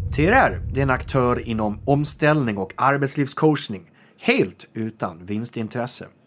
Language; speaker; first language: Swedish; native; Swedish